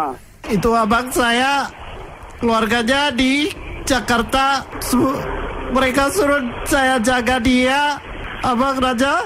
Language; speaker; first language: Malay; non-native, local second language; Tamil